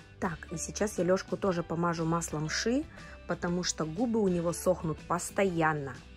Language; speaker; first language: Russian; native; Russian